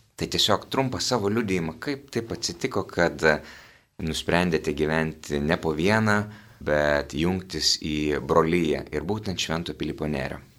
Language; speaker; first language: Lithuanian; native; Lithuanian